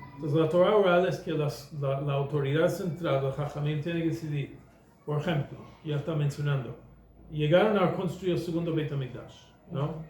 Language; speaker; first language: Spanish; non-native, fluent; English